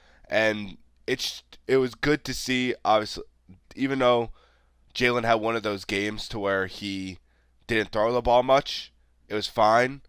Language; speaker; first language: English; native; English